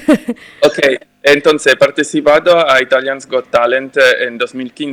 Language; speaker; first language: Spanish; non-native, fluent; French